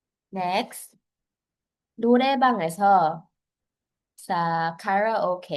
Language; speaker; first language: Korean; non-native, fluent; Filipino